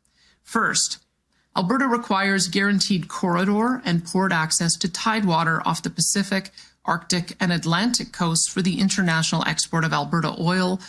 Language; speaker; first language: English; native; English